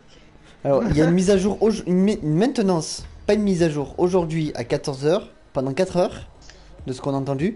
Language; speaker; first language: French; native; French